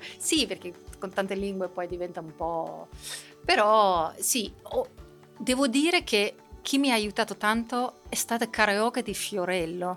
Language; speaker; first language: Italian; non-native, fluent; Dutch